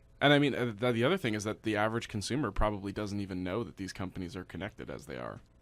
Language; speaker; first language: English; native; English